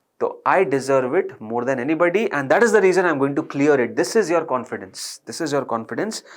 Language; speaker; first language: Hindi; native; Hindi